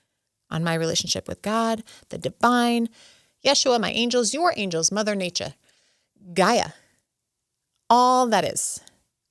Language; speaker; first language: English; native; English